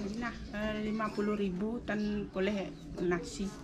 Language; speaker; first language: Indonesian; non-native, local second language; Balinese